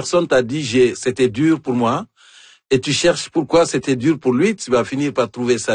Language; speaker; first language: French; native; French